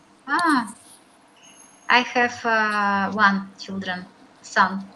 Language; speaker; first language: English; non-native, learner; Russian